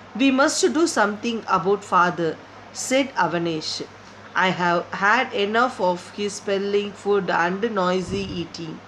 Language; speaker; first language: English; non-native, local second language; Tamil